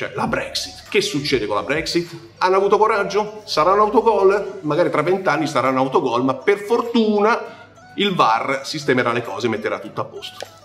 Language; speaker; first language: Italian; native; Italian